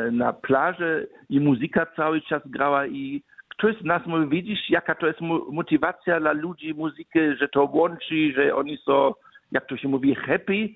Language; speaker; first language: Polish; early bilingual, other home language; German